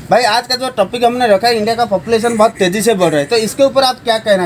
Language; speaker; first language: Hindi; non-native, local second language; Odia